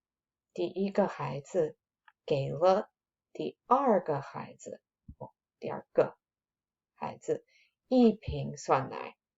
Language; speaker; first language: Chinese; non-native, fluent; English